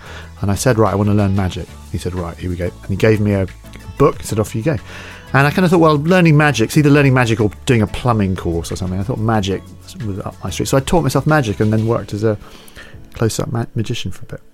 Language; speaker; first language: English; native; English